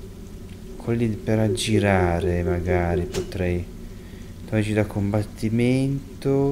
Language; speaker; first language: Italian; native; Italian